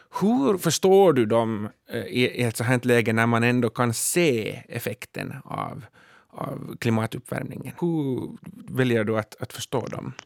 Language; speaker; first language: Swedish; native; Swedish